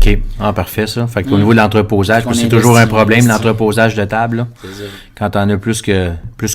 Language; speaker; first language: French; native; French